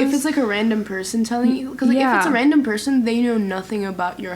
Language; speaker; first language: English; native; English